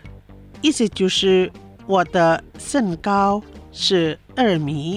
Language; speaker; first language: Chinese; non-native, fluent; Indonesian